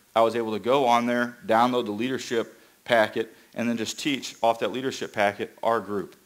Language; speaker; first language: English; native; English